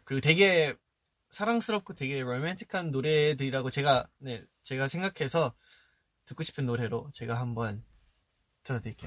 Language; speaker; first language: Korean; early bilingual, heritage; Korean